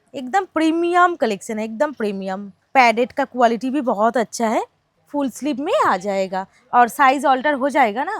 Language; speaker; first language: Hindi; non-native, local second language; Bangla